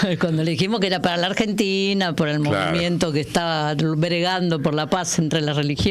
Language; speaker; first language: Spanish; native; Spanish